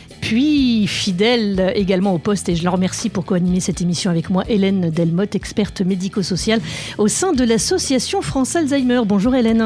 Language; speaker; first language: French; native; French